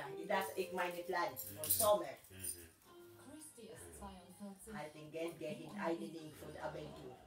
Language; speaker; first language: German; non-native, learner; Filipino